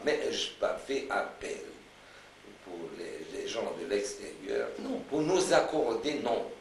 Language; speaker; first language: French; non-native, fluent; Romanian